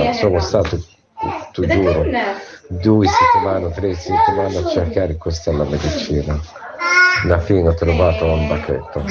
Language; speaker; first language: Italian; non-native, learner; Arabic